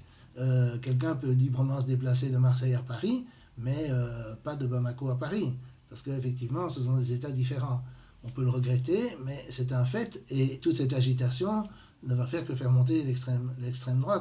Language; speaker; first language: French; native; French